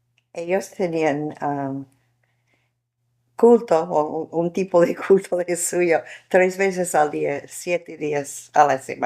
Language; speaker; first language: Spanish; non-native, fluent; English